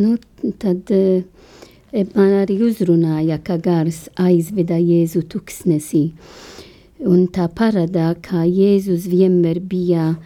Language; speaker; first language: Latvian; non-native, learner; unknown